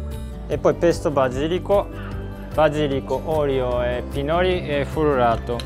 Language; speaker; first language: Italian; non-native, learner; Japanese